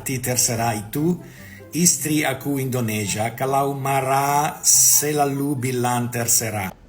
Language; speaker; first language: Indonesian; non-native, learner; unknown